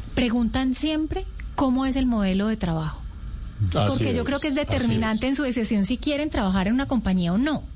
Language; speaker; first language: Spanish; native; Spanish